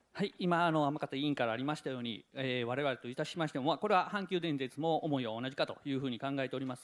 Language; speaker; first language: Japanese; native; Japanese